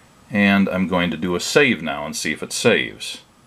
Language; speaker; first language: English; native; English